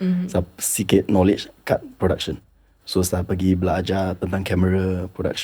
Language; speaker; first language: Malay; non-native, local second language; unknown